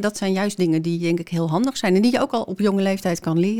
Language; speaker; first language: Dutch; native; Dutch